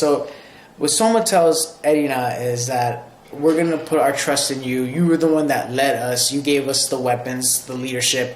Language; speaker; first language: English; native; English